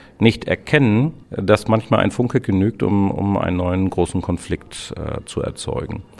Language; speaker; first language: German; native; German